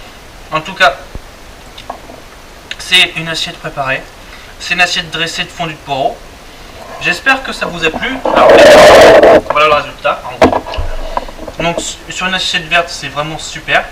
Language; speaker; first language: French; native; French